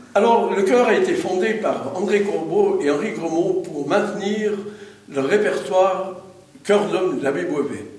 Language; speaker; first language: French; native; French